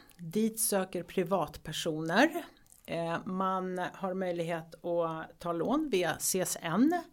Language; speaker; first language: Swedish; early bilingual, other home language; Greek